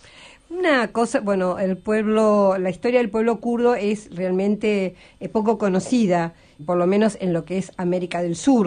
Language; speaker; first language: Spanish; native; Spanish